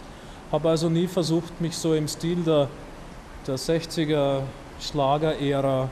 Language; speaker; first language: German; native; German